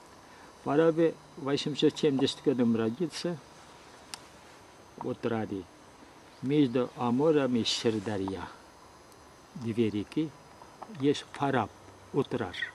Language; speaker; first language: Russian; non-native, local second language; Uyghur